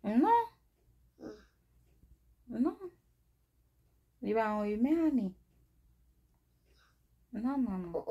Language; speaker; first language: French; non-native, local second language; Haitian Creole